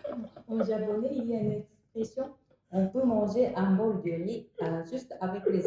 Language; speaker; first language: French; non-native, fluent; Japanese